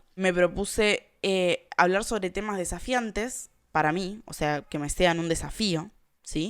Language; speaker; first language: Spanish; native; Spanish